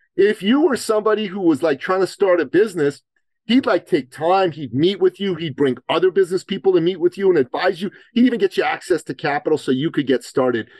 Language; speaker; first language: English; early bilingual, other home language; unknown